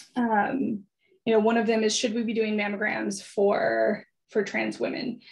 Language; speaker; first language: English; native; English